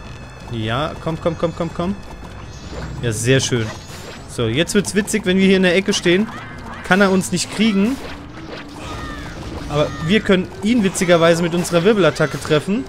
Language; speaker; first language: German; native; German